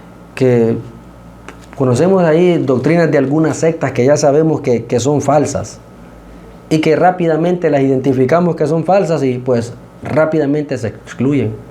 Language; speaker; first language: Spanish; native; Spanish